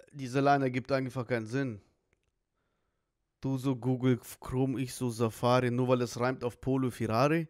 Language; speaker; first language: German; native; German